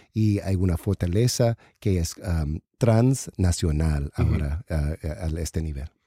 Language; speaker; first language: Spanish; non-native, learner; English